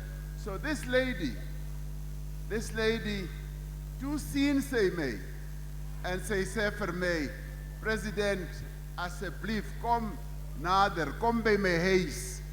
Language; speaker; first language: Afrikaans; non-native, local second language; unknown